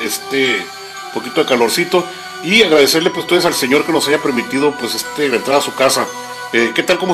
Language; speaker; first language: Spanish; native; Spanish